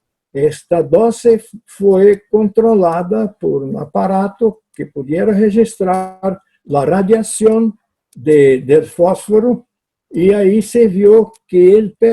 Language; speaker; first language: Spanish; non-native, fluent; Portuguese